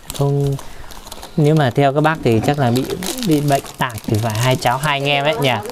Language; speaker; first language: Vietnamese; non-native, local second language; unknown